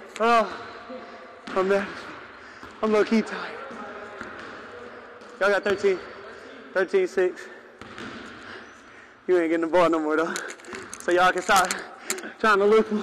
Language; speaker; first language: English; native; English